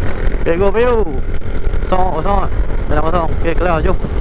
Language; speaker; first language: Malay; native; Malay